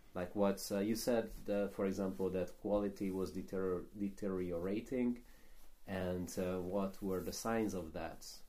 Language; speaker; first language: English; non-native, fluent; Hungarian